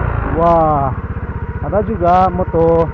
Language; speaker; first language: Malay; non-native, local second language; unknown